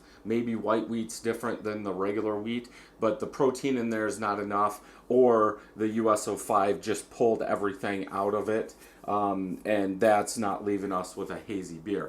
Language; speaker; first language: English; native; English